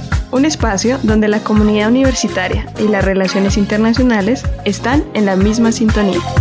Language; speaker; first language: Spanish; native; Spanish